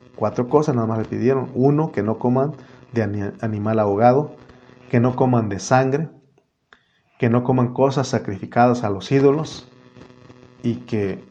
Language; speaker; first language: Spanish; native; Spanish